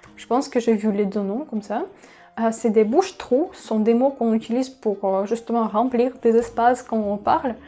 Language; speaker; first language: French; non-native, fluent; Russian